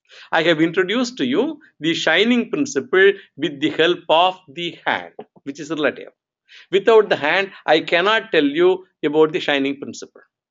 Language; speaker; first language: English; non-native, local second language; Tamil